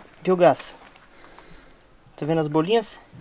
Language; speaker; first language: Portuguese; native; Portuguese